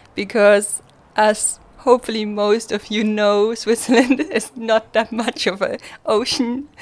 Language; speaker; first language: English; non-native, fluent; German